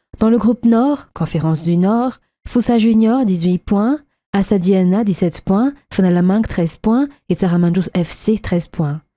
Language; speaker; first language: French; non-native, local second language; Malagasy